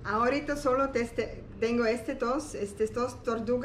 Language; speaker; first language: Spanish; non-native, learner; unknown